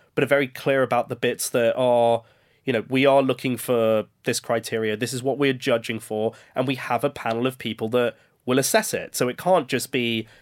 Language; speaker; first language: English; native; English